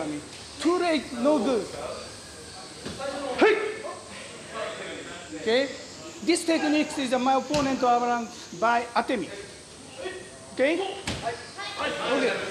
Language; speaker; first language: English; non-native, learner; Japanese